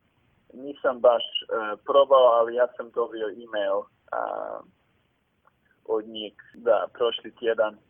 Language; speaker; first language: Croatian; early bilingual, heritage; English